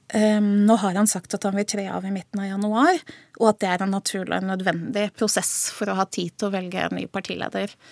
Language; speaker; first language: Norwegian; early bilingual, heritage; Norwegian